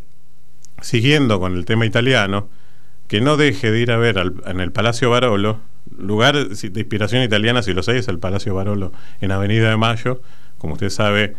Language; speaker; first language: Spanish; native; Spanish